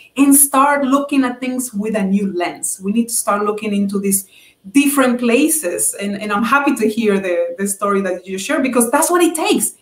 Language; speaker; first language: English; non-native, fluent; Spanish